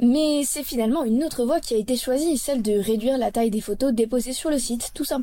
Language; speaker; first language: French; native; French